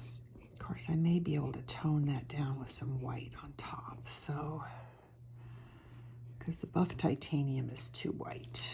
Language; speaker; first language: English; native; English